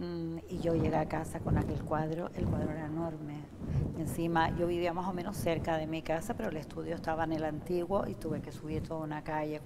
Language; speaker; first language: Spanish; native; Spanish